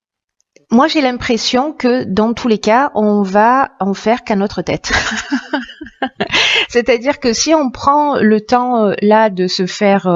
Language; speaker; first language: French; native; French